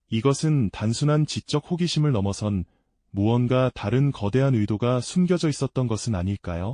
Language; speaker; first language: Korean; native; Korean